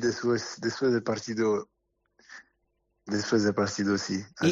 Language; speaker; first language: Spanish; non-native, learner; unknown